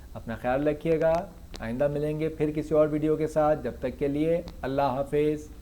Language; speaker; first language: Urdu; native; Urdu